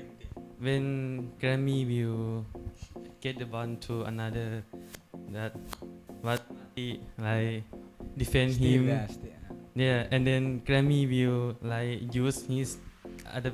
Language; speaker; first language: English; non-native, learner; Thai